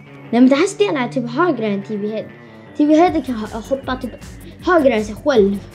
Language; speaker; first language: Swedish; non-native, learner; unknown